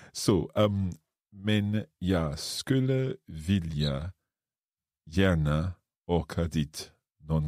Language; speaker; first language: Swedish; non-native, learner; English